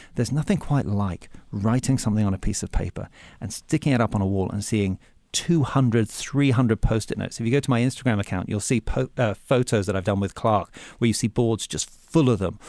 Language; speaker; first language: English; native; English